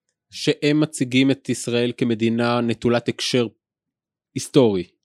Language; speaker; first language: Hebrew; native; Hebrew